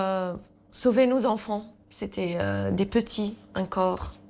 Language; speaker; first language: French; non-native, fluent; Assyrian Neo-Aramaic